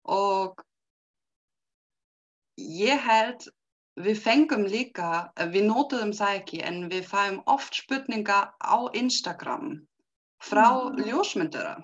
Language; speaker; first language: Icelandic; non-native, learner; German